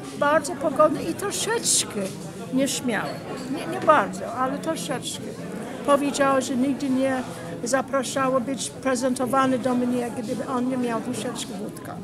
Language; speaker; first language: Polish; non-native, learner; English